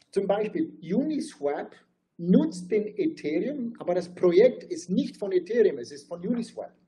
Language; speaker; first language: German; non-native, fluent; Turkish